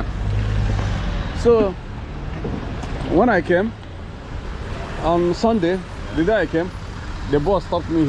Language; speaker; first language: English; non-native, learner; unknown